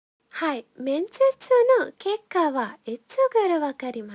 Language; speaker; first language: Japanese; non-native, fluent; Sinhala